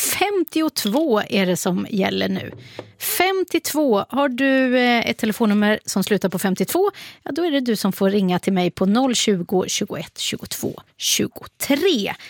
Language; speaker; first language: Swedish; native; Swedish